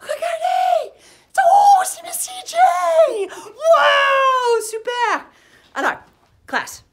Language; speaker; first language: French; non-native, fluent; English